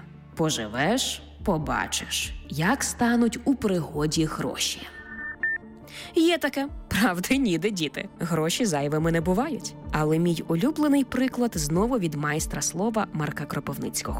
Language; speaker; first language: Ukrainian; native; Ukrainian